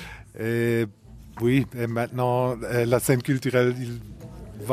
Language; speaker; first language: French; non-native, local second language; German